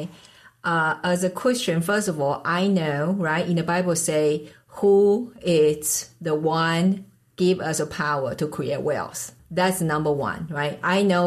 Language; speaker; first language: English; non-native, fluent; Chinese